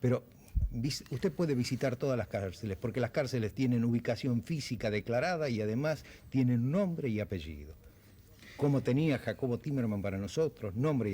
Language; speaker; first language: Spanish; native; Spanish